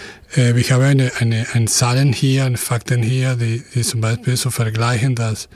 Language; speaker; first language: German; non-native, fluent; Spanish